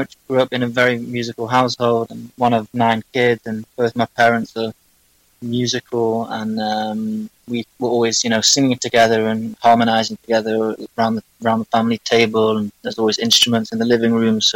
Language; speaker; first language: English; native; English